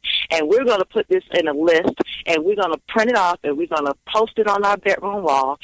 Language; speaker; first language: English; native; English